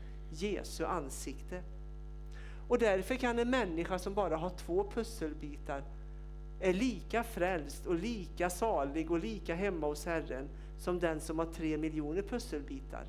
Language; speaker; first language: Swedish; native; Swedish